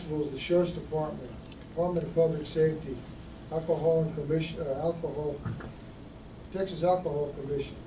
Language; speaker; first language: English; native; English